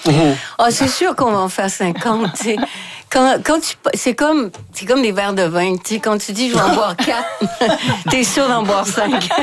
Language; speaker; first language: French; native; French